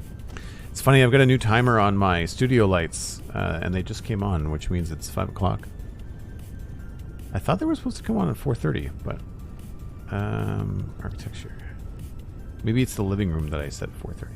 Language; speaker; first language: English; native; English